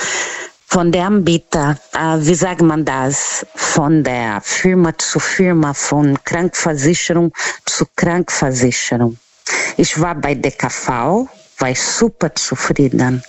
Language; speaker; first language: German; non-native, learner; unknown